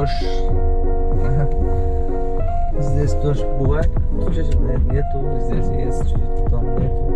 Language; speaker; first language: Russian; non-native, learner; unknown